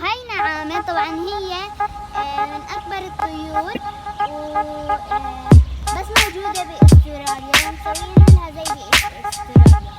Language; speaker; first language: Arabic; native; Arabic